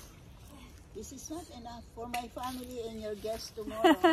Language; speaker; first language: English; non-native, local second language; Filipino